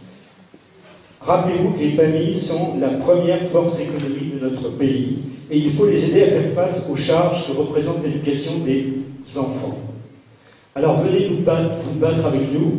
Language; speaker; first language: French; native; French